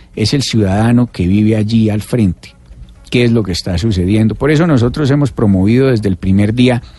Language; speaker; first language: Spanish; native; Spanish